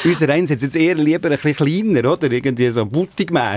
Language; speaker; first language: German; native; German